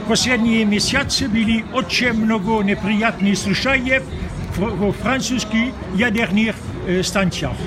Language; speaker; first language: Russian; non-native, fluent; French